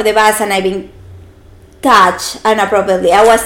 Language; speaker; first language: English; non-native, fluent; Spanish